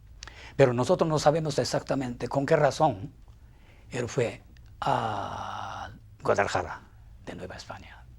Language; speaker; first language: Spanish; non-native, fluent; Japanese